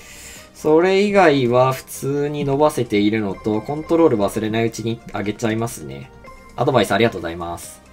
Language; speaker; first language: Japanese; native; Japanese